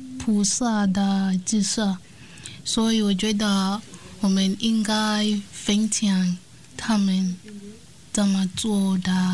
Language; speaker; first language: Chinese; non-native, learner; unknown